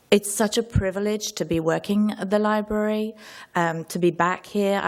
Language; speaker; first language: English; native; English